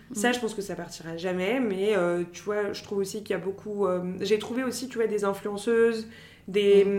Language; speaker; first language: French; native; French